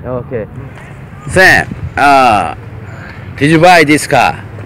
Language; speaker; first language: English; non-native, learner; Korean